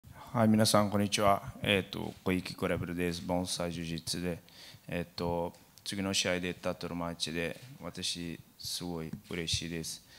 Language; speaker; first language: Japanese; non-native, learner; Portuguese